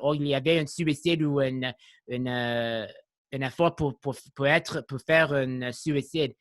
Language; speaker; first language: French; non-native, local second language; English